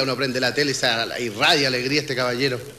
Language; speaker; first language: Spanish; native; Spanish